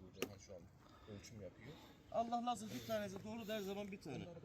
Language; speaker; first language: Turkish; native; Turkish